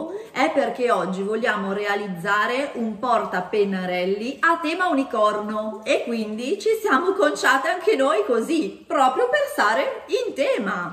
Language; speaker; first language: Italian; native; Italian